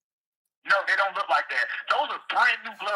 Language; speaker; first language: English; native; English